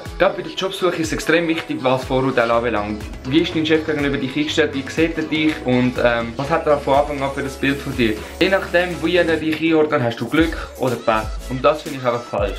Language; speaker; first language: German; native; German